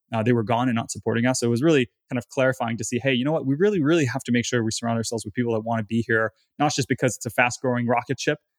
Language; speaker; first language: English; native; English